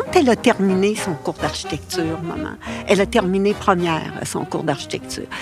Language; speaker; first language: French; native; French